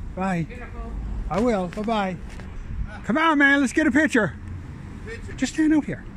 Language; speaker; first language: English; native; English